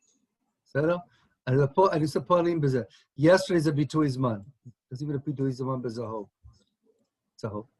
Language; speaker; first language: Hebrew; non-native, fluent; English